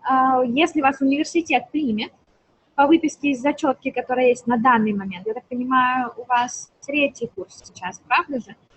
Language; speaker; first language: Russian; native; Russian